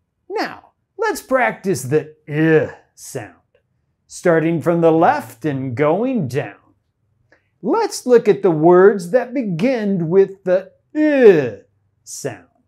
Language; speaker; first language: English; native; English